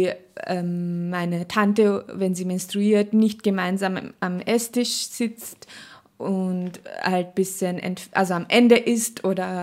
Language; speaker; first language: German; non-native, fluent; Nepali